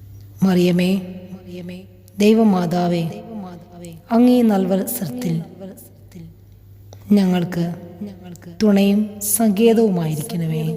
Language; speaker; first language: Malayalam; native; Malayalam